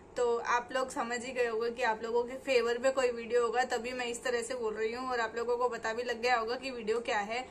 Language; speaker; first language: Hindi; native; Hindi